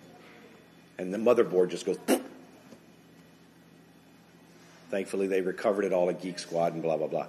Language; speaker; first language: English; native; English